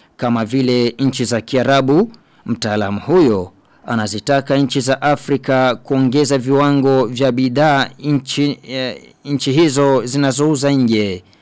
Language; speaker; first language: Swahili; non-native, local second language; Rundi